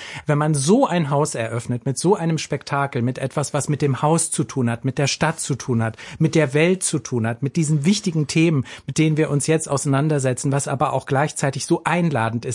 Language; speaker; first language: German; native; German